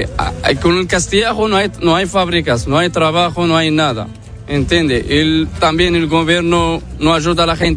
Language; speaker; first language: Spanish; non-native, learner; Arabic